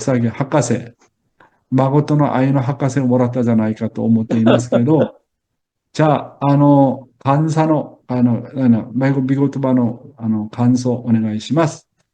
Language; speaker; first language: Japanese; non-native, fluent; Korean